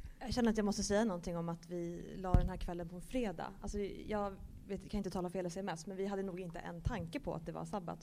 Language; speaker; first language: Swedish; native; Swedish